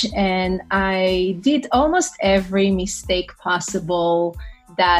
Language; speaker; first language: English; non-native, fluent; Hebrew